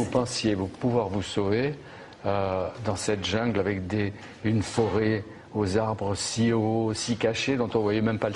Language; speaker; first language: French; native; French